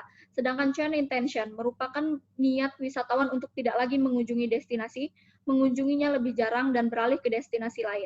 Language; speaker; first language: Indonesian; native; Indonesian